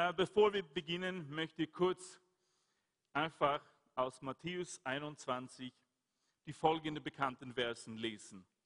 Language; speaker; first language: German; non-native, fluent; Swedish